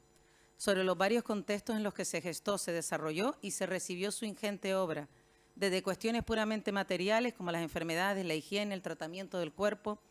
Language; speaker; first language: Spanish; native; Spanish